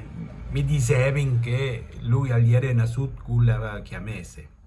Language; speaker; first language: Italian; early bilingual, heritage; Spanish